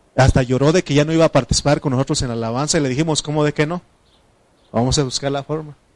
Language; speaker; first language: Spanish; non-native, local second language; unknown